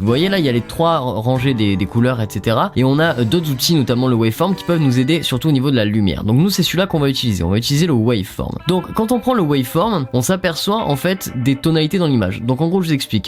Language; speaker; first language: French; native; French